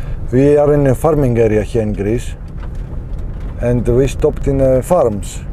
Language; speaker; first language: English; non-native, fluent; Greek